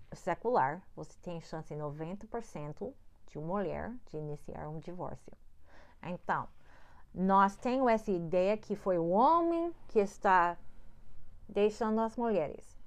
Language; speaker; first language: Portuguese; non-native, learner; English